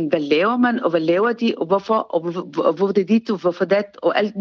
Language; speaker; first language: Danish; non-native, learner; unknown